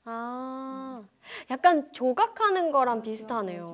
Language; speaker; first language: Korean; non-native, fluent; Burmese